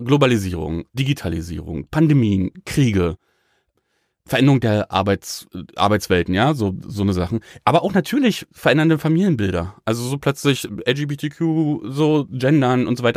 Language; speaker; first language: German; native; German